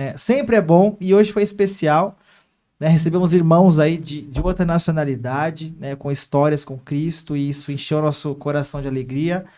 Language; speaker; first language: Portuguese; native; Portuguese